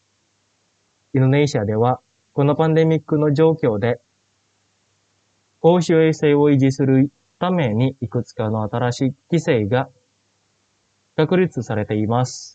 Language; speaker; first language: Japanese; non-native, fluent; Indonesian